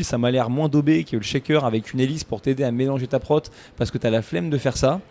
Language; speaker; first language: French; native; French